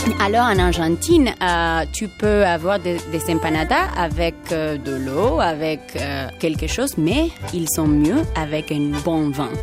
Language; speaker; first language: French; non-native, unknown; Spanish